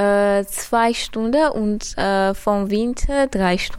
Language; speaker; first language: German; non-native, learner; Armenian